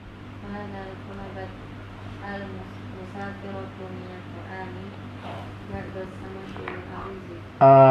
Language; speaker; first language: Arabic; non-native, learner; Indonesian